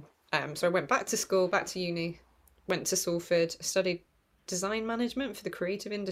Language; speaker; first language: English; native; English